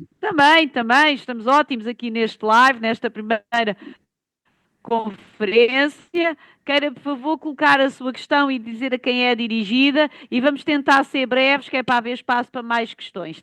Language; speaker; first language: Portuguese; native; Portuguese